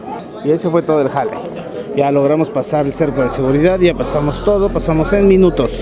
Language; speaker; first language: Spanish; native; Spanish